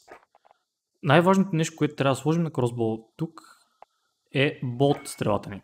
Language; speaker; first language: Bulgarian; native; Bulgarian